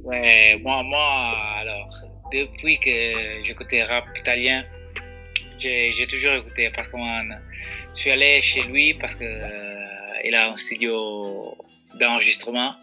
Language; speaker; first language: French; non-native, fluent; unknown